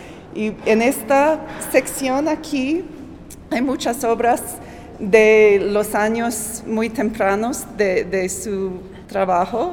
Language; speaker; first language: Spanish; non-native, fluent; English